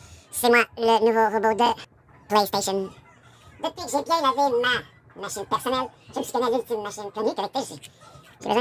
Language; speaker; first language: French; native; French